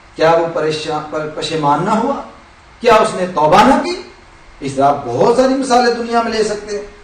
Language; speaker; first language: Urdu; non-native, local second language; Punjabi